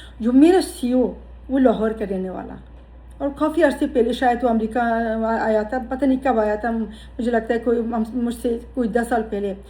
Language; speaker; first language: Urdu; non-native, fluent; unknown